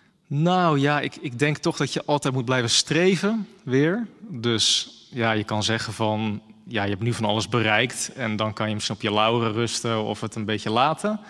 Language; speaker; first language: Dutch; native; Dutch